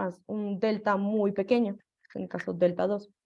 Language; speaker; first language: Spanish; native; Spanish